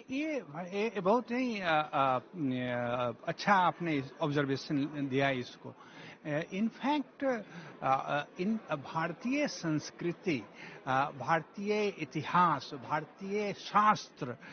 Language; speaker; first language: Hindi; native; Hindi